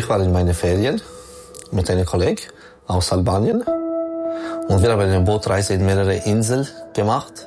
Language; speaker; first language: German; non-native, local second language; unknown